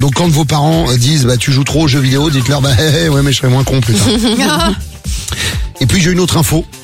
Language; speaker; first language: French; native; French